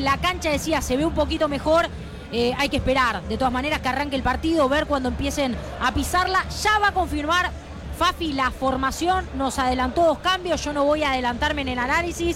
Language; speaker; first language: Spanish; native; Spanish